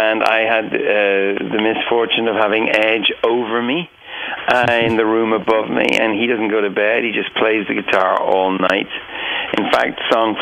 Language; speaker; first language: English; native; English